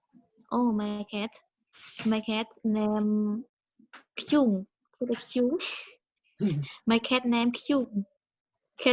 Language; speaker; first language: English; non-native, learner; Khmer